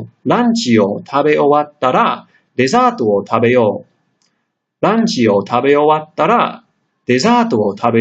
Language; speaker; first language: Japanese; non-native, fluent; English